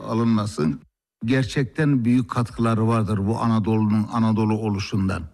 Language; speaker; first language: Turkish; native; Turkish